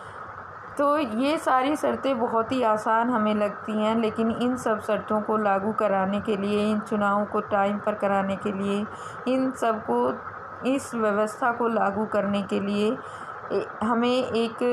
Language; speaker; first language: Hindi; native; Hindi